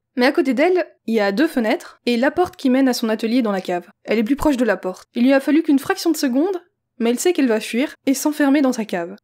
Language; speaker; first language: French; native; French